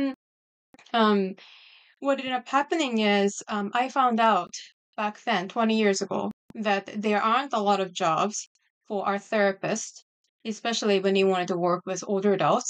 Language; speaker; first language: English; non-native, fluent; Japanese